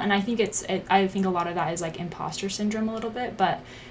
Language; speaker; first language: English; native; English